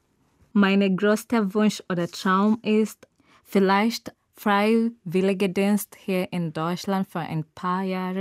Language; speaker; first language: German; non-native, learner; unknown